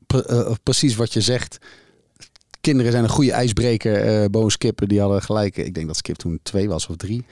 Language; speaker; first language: Dutch; native; Dutch